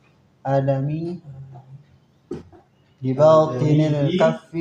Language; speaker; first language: Arabic; non-native, learner; Indonesian